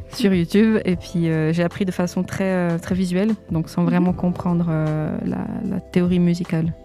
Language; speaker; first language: French; early bilingual, other home language; Portuguese